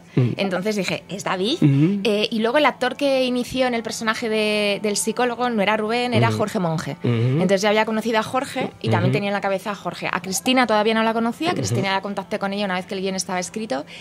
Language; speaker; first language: Spanish; native; Spanish